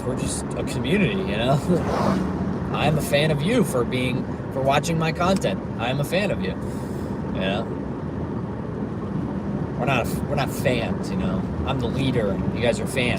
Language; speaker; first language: English; native; English